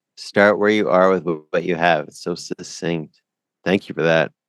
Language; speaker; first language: English; native; English